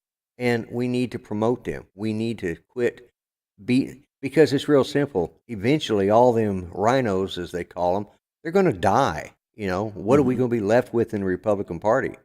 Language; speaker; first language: English; native; English